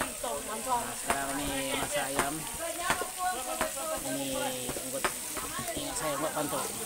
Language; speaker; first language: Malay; non-native, local second language; Iban